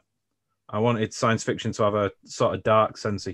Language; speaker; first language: English; native; English